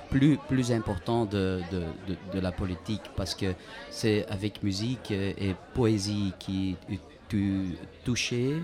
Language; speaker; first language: French; non-native, learner; Dutch